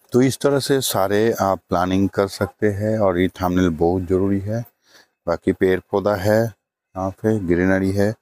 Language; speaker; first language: Hindi; non-native, local second language; Bangla